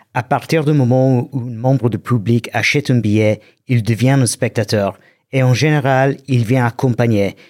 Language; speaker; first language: French; non-native, fluent; English